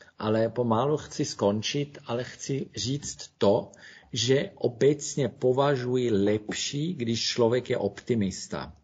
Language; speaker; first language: Czech; non-native, fluent; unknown